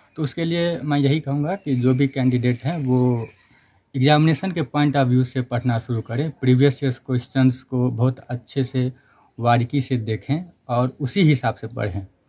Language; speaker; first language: Hindi; non-native, local second language; Maithili